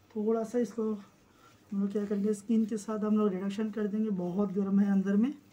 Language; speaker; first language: Hindi; non-native, local second language; Bangla